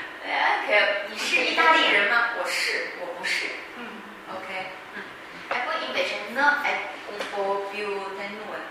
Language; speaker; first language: Italian; non-native, fluent; Chinese